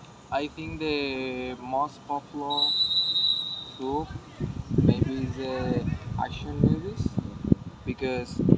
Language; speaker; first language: English; non-native, learner; Spanish